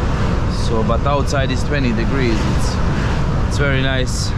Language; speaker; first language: English; non-native, fluent; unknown